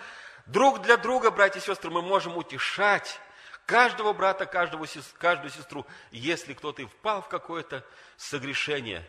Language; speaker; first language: Russian; native; Russian